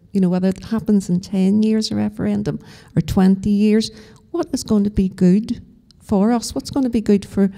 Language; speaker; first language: English; native; English